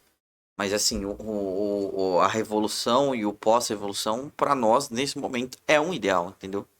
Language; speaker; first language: Portuguese; native; Portuguese